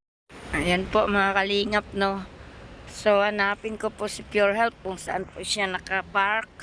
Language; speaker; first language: Filipino; non-native, local second language; Cebuano